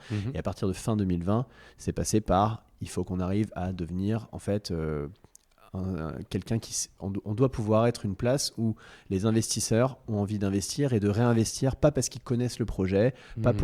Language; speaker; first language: French; native; French